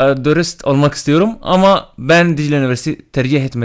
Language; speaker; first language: Turkish; non-native, learner; Arabic